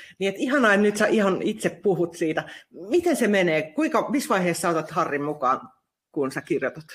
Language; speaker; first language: Finnish; native; Finnish